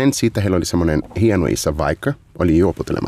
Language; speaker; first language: Finnish; non-native, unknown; Portuguese